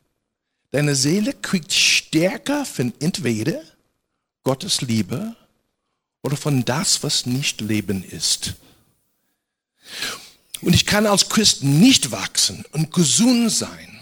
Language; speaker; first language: German; non-native, fluent; English